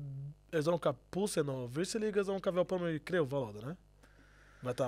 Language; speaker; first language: Latvian; non-native, learner; Portuguese